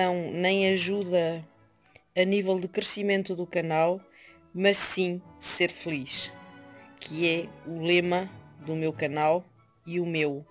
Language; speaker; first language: Portuguese; early bilingual, heritage; Portuguese